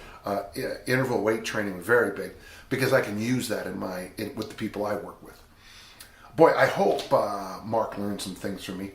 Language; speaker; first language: English; native; English